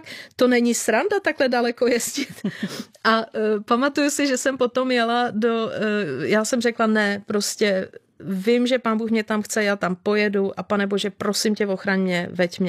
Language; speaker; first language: Czech; native; Czech